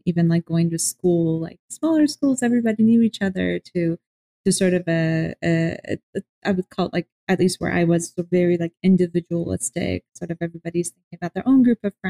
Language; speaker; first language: English; non-native, fluent; Persian